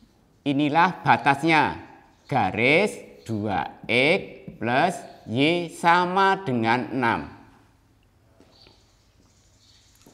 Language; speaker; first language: Indonesian; native; Indonesian